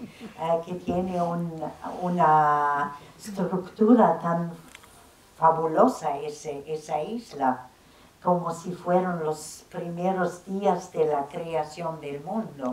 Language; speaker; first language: Spanish; non-native, fluent; German